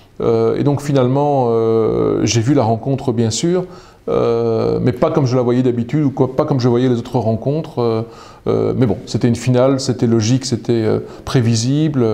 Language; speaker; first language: French; native; French